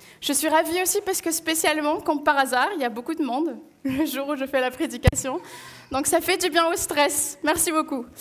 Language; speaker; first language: French; non-native, local second language; Malagasy